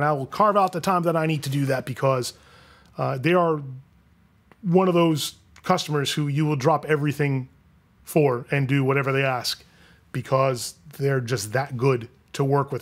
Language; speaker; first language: English; native; English